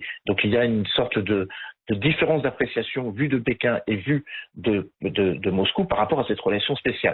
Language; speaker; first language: French; native; French